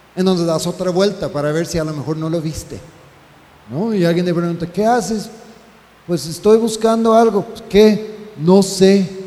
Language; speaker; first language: Spanish; non-native, fluent; English